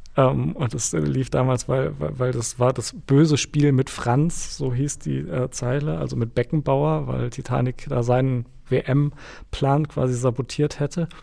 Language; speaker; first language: German; native; German